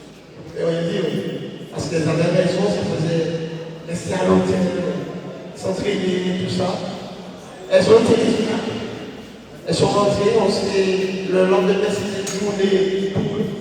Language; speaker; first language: French; native; French